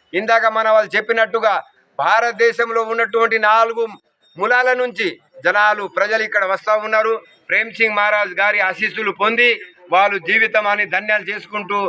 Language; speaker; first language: Telugu; non-native, local second language; Lambadi